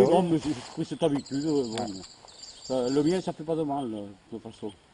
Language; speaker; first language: French; native; French